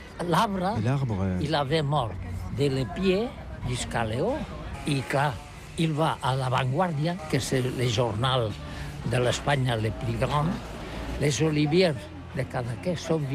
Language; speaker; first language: French; non-native, learner; Catalan